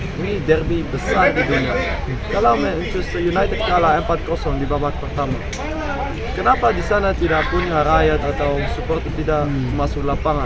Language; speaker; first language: Indonesian; non-native, fluent; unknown